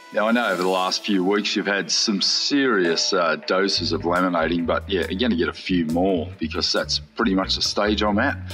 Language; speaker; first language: English; native; English